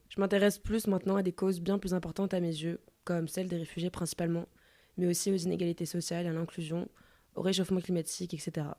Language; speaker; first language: French; native; French